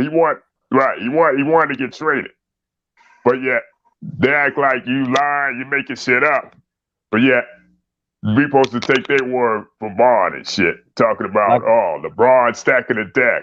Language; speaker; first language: English; native; English